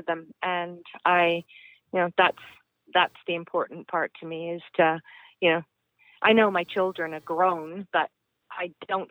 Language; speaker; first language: English; native; English